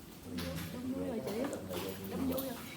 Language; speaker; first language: Vietnamese; native; Vietnamese